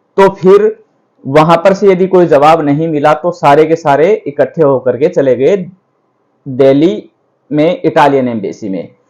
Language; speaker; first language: Hindi; native; Hindi